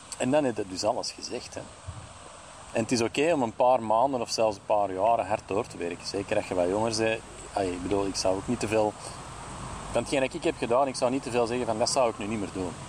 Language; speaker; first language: Dutch; native; Dutch